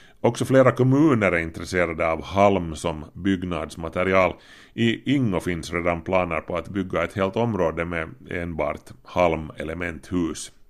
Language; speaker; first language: Swedish; native; Swedish